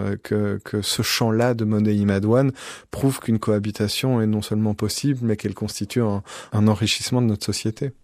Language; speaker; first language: French; native; French